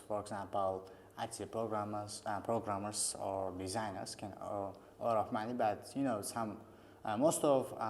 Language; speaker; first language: English; non-native, learner; Uzbek